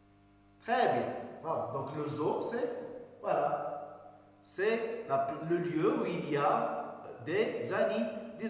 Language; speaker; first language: French; non-native, local second language; Arabic